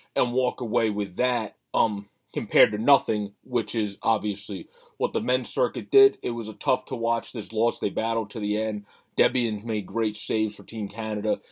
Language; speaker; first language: English; native; English